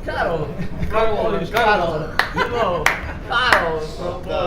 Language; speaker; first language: English; non-native, learner; Polish